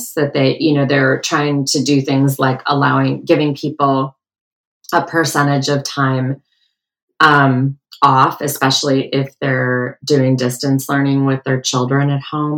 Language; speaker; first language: English; native; English